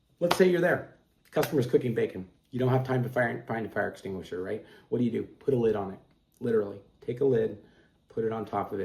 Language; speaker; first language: English; native; English